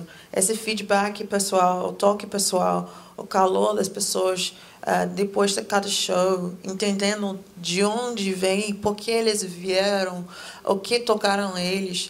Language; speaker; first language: Portuguese; non-native, fluent; English